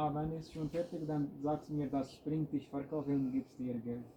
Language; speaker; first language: German; non-native, learner; Punjabi